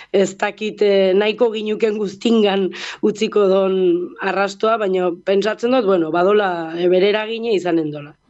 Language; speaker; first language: Basque; native; Basque